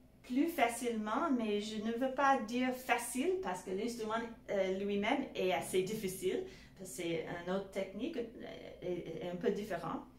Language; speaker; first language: French; non-native, fluent; English